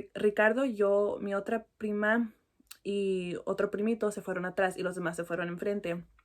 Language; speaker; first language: Spanish; early bilingual, heritage; Spanish